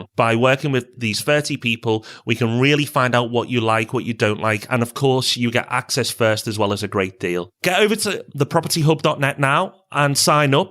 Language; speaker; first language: English; native; English